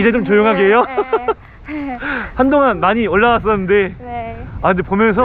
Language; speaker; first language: Korean; native; Korean